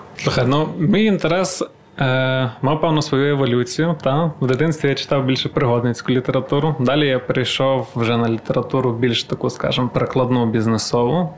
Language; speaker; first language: Ukrainian; native; Ukrainian